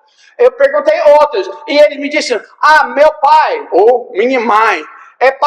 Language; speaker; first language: Portuguese; non-native, fluent; English